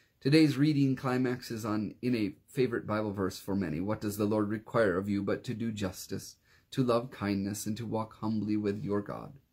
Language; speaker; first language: English; native; English